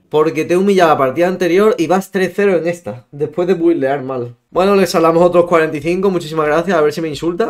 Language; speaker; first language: Spanish; native; Spanish